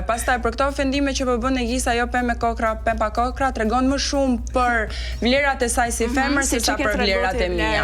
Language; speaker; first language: Albanian; native; Albanian